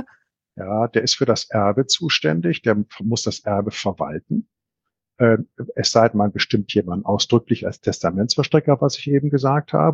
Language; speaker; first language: German; native; German